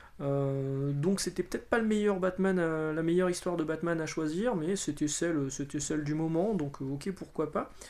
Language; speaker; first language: French; native; French